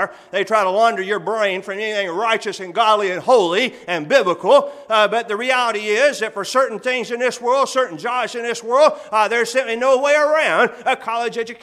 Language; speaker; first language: English; native; English